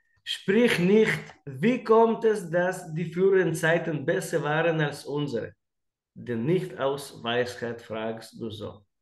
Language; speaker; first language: German; non-native, learner; Russian